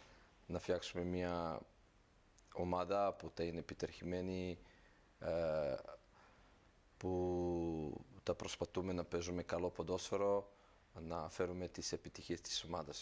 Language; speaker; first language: Greek; non-native, fluent; Serbian